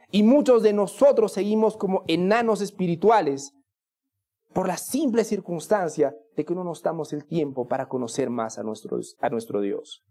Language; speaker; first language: Spanish; native; Spanish